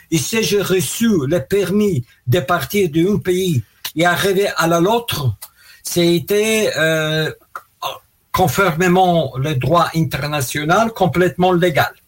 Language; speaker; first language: French; non-native, fluent; Russian